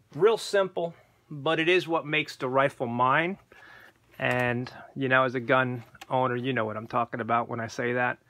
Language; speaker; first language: English; native; English